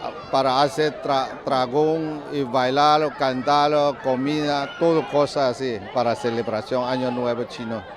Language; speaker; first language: Spanish; non-native, learner; Chinese